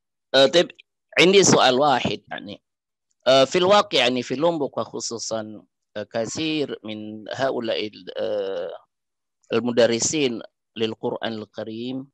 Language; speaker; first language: Arabic; non-native, fluent; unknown